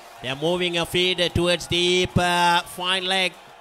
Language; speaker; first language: English; non-native, local second language; Sinhala